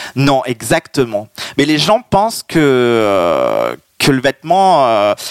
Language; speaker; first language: French; native; French